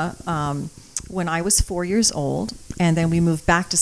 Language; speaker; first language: English; early bilingual, other home language; Croatian